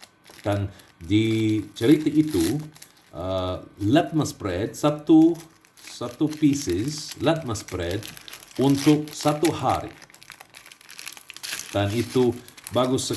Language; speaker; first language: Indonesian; non-native, learner; English